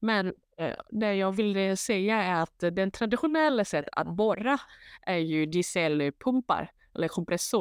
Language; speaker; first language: Swedish; non-native, fluent; Thai